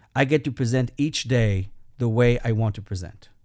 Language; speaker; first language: English; non-native, fluent; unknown